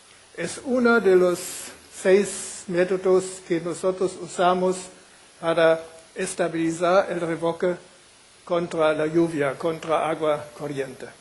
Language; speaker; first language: Spanish; non-native, fluent; German